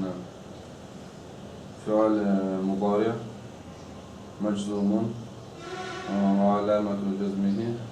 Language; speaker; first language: Arabic; non-native, learner; Chechen